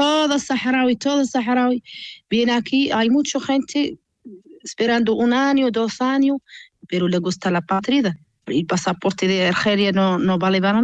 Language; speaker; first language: Spanish; non-native, learner; Arabic